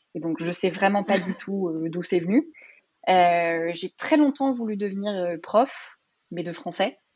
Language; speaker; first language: French; early bilingual, other home language; Arabic